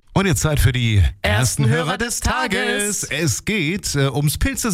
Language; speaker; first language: German; native; German